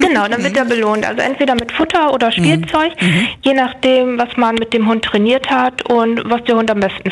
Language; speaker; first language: German; native; German